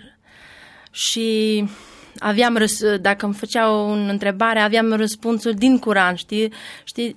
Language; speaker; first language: Romanian; non-native, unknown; Albanian